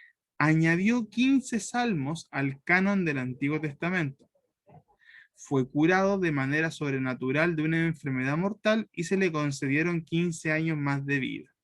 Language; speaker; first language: Spanish; native; Spanish